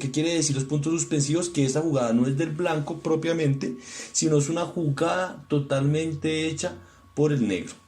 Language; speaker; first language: Spanish; native; Spanish